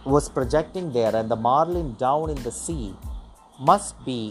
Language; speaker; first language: English; non-native, local second language; Malayalam